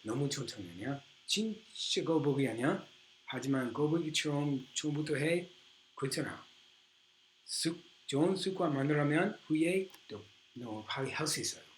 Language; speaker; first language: Korean; non-native, learner; English